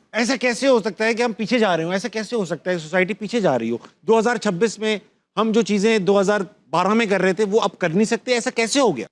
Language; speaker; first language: Urdu; native; Urdu